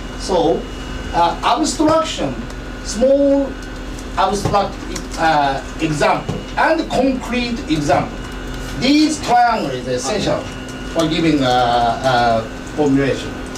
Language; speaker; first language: English; non-native, fluent; Japanese